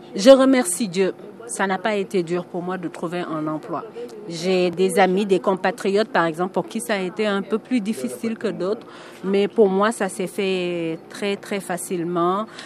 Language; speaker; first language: French; non-native, local second language; Wolof